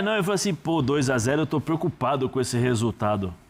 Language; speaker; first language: Portuguese; native; Portuguese